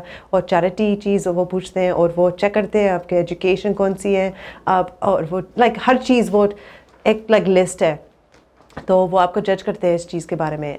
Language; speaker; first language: Hindi; early bilingual, heritage; English